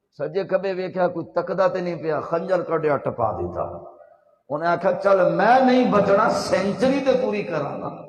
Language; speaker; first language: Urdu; non-native, local second language; Punjabi